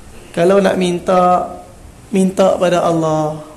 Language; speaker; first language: Malay; native; Malay